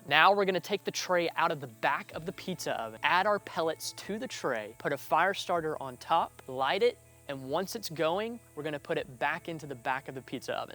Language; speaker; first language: English; native; English